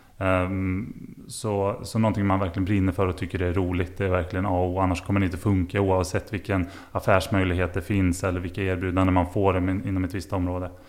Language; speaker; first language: Swedish; native; Swedish